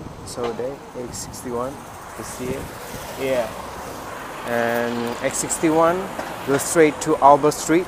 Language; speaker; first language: English; non-native, learner; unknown